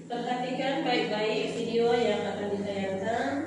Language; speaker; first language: Indonesian; native; Indonesian